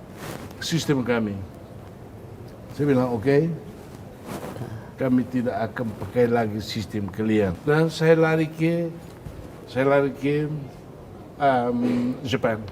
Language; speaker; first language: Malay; non-native, fluent; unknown